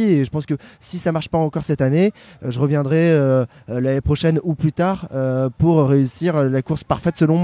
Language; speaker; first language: French; native; French